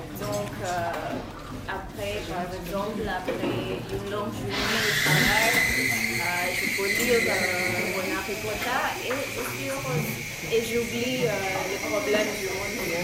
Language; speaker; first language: French; non-native, learner; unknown